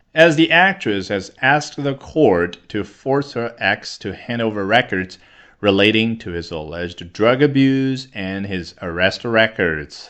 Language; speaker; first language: English; non-native, fluent; Chinese